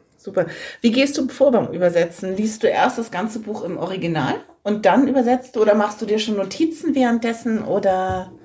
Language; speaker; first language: German; native; German